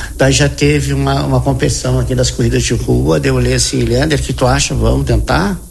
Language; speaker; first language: Portuguese; native; Portuguese